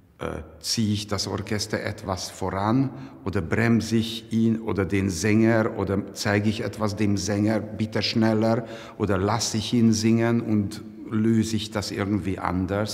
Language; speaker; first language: German; non-native, fluent; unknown